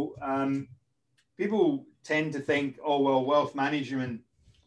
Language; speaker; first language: English; native; English